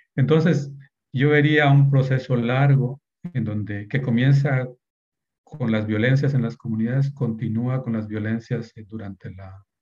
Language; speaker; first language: Spanish; native; Spanish